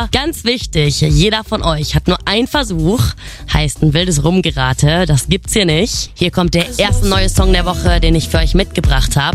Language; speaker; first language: German; native; German